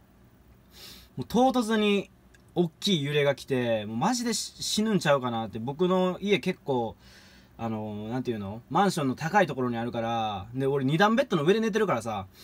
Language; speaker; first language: Japanese; native; Japanese